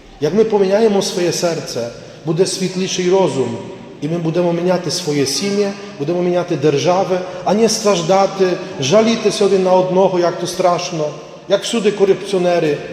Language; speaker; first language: Ukrainian; native; Ukrainian